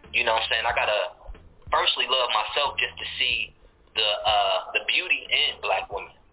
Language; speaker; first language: English; native; English